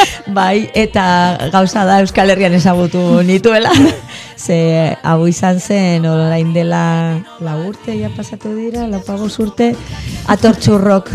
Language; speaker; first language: Basque; non-native, local second language; Spanish